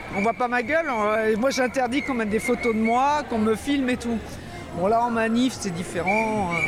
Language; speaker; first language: French; native; French